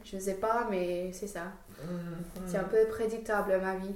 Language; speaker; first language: French; non-native, fluent; English